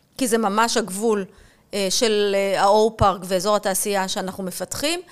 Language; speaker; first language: Hebrew; native; Hebrew